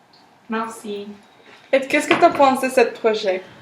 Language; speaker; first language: French; non-native, learner; Spanish